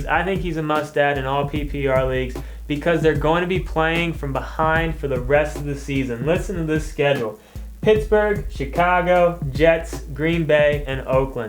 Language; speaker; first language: English; native; English